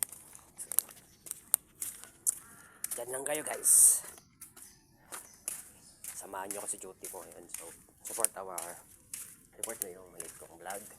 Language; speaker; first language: Filipino; native; Filipino